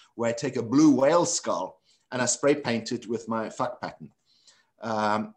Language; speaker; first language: English; non-native, local second language; Afrikaans